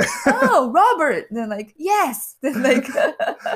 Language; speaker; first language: English; non-native, fluent; Japanese